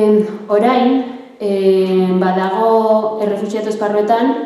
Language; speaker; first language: Basque; early bilingual, other home language; Arabic